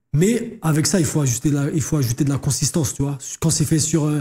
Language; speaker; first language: French; native; French